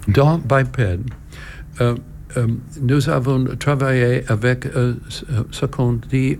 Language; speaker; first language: French; non-native, learner; English